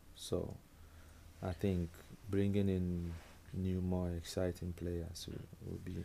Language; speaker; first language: English; non-native, local second language; Igbo